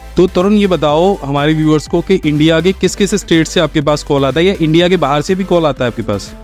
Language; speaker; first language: Hindi; native; Hindi